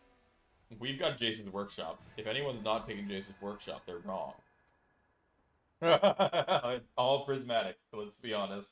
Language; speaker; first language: English; native; English